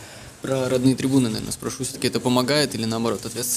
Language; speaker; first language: Russian; native; Russian